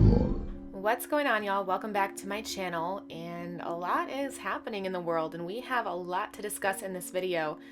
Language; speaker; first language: English; native; English